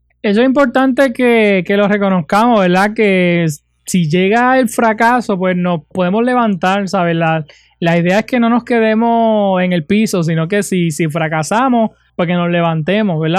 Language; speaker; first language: Spanish; native; Spanish